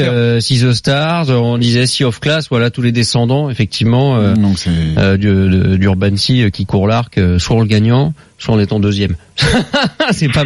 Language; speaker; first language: French; native; French